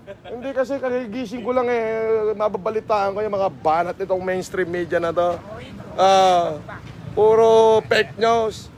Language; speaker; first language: Filipino; native; Filipino